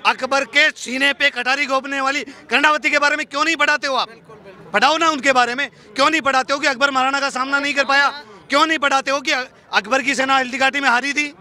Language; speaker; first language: Hindi; native; Hindi